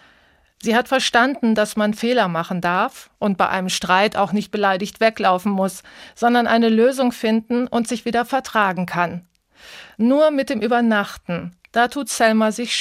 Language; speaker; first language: German; native; German